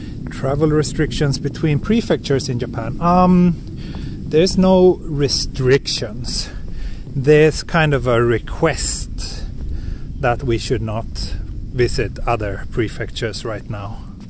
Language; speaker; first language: English; non-native, fluent; Swedish